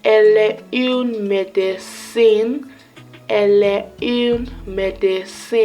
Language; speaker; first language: French; non-native, learner; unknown